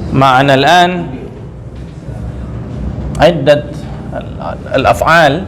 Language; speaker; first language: Arabic; non-native, fluent; Indonesian